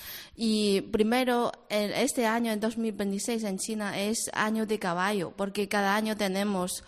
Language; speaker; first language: Spanish; non-native, fluent; Chinese